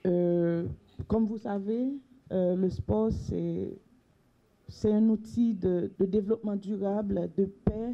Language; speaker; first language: French; non-native, local second language; Haitian Creole